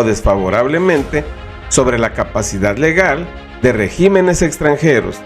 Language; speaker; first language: Spanish; native; Spanish